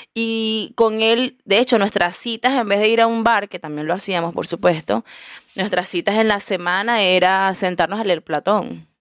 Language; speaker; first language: Spanish; native; Spanish